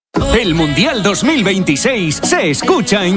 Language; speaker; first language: Spanish; native; Spanish